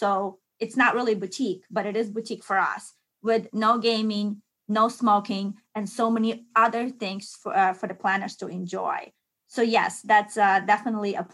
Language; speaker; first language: English; non-native, fluent; Ukrainian